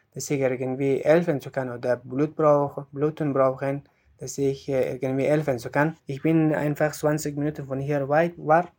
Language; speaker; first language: German; non-native, learner; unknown